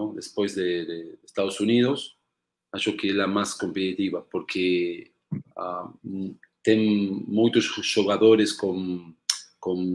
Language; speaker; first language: Portuguese; non-native, learner; Spanish